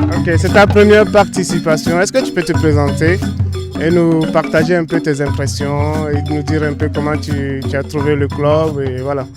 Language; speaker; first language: French; non-native, local second language; Wolof